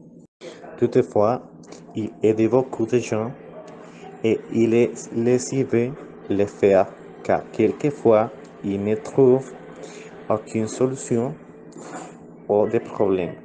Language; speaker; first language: French; non-native, learner; Spanish